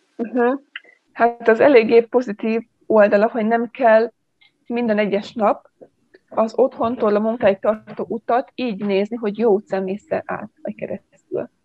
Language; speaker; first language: Hungarian; native; Hungarian